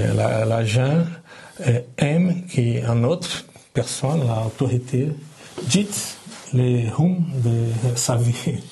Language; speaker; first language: French; non-native, learner; Portuguese